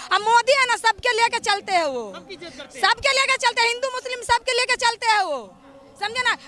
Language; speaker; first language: Hindi; native; Hindi